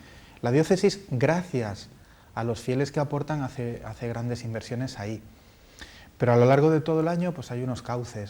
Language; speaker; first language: Spanish; native; Spanish